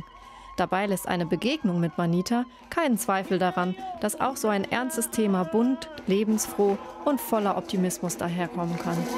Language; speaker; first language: German; native; German